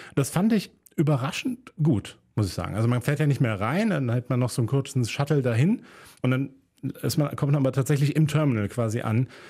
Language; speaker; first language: German; native; German